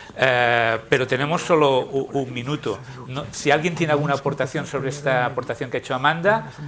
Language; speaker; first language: Spanish; non-native, local second language; Catalan